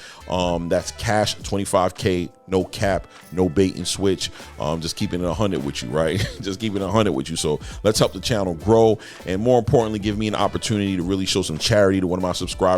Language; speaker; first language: English; native; English